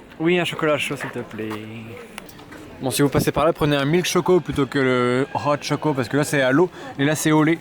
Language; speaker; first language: French; native; French